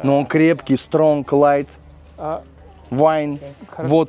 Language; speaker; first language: Russian; native; Russian